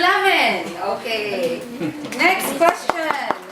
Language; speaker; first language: English; non-native, fluent; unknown